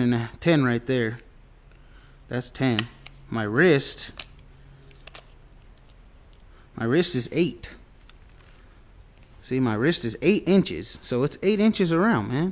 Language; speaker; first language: English; native; English